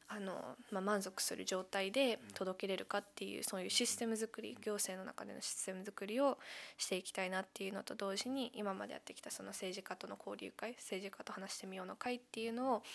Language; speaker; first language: Japanese; native; Japanese